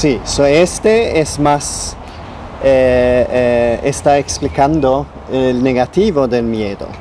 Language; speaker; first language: Spanish; non-native, learner; Swedish